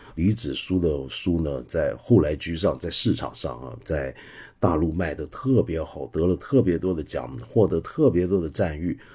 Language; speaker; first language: Chinese; non-native, local second language; Cantonese